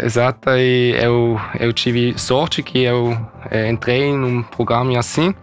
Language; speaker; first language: Portuguese; early bilingual, heritage; German